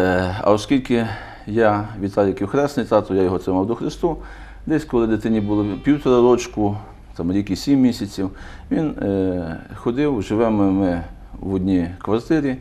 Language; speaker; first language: Ukrainian; native; Ukrainian